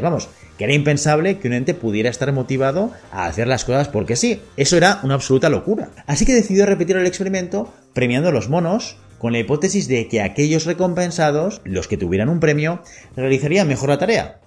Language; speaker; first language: Spanish; native; Spanish